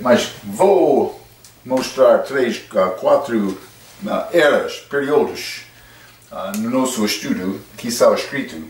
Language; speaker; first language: Portuguese; non-native, fluent; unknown